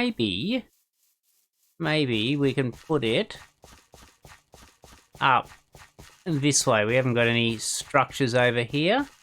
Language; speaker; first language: English; native; English